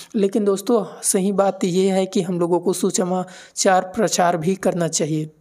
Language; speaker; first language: Hindi; native; Hindi